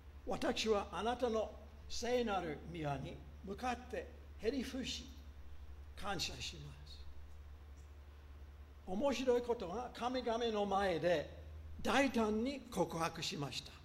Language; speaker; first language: Japanese; non-native, fluent; English